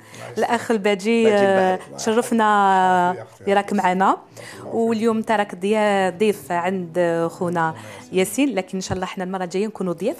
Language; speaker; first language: Arabic; native; Arabic